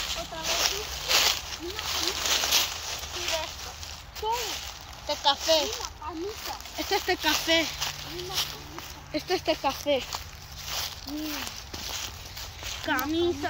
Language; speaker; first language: Spanish; early bilingual, heritage; Spanish